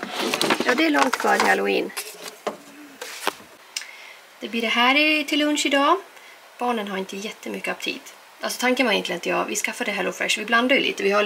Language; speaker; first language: Swedish; native; Swedish